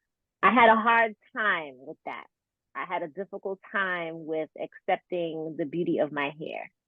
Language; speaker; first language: English; native; English